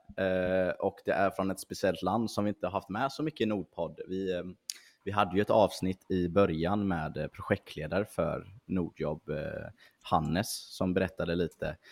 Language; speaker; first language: Swedish; native; Swedish